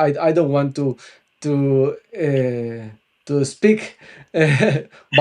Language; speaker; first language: English; non-native, local second language; Spanish